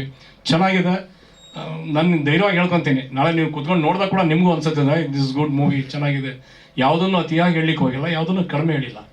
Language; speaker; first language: Kannada; native; Kannada